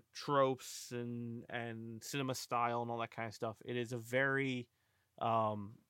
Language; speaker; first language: English; early bilingual, other home language; Polish